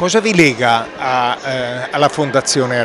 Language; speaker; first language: Italian; native; Italian